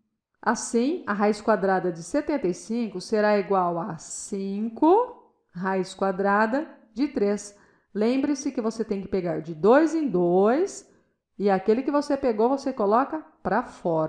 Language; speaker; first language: Portuguese; native; Portuguese